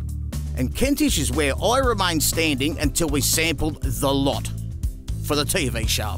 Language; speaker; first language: English; native; English